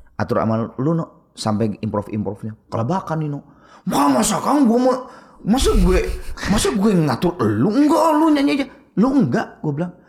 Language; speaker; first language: Indonesian; native; Indonesian